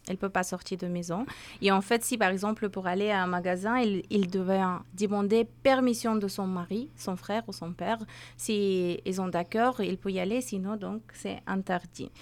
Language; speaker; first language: French; non-native, learner; Persian